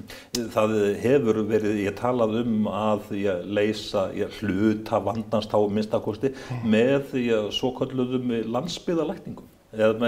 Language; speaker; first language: Icelandic; native; Icelandic